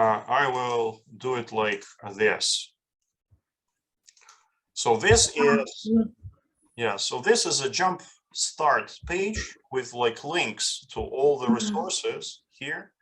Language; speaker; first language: English; non-native, fluent; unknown